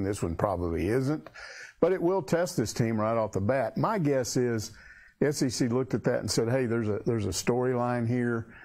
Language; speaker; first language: English; native; English